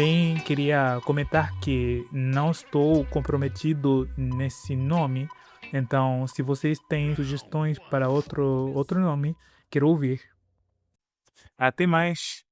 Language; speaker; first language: Portuguese; non-native, learner; English